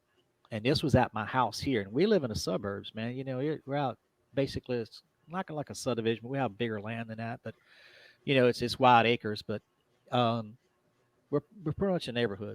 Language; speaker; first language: English; native; English